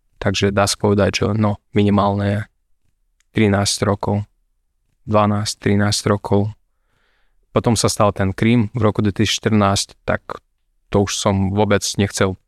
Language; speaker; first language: Slovak; non-native, fluent; Russian